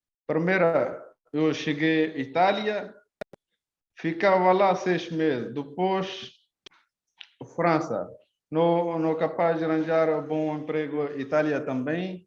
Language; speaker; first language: Portuguese; non-native, learner; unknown